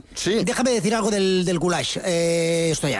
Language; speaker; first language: Spanish; native; Spanish